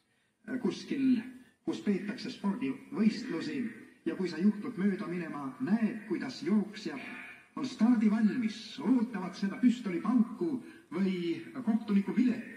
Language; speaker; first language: Estonian; native; Estonian